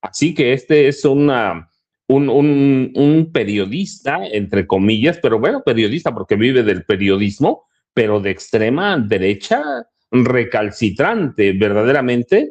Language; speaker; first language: Spanish; native; Spanish